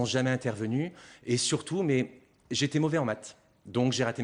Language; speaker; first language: French; native; French